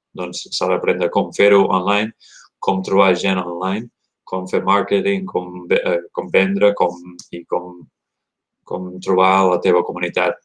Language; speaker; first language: Catalan; early bilingual, heritage; Catalan